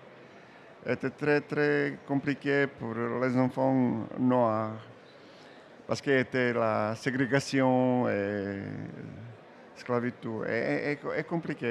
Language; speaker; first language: French; non-native, learner; Serbian